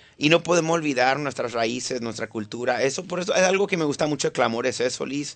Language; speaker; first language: Spanish; early bilingual, heritage; Spanish